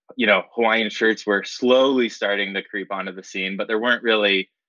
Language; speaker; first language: English; native; English